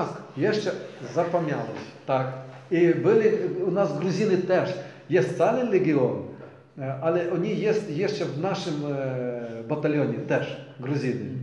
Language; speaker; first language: Polish; non-native, learner; Ukrainian